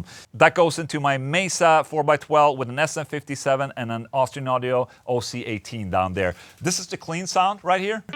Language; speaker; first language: English; non-native, fluent; Swedish